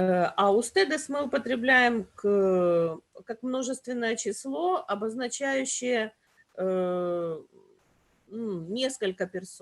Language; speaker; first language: Russian; native; Russian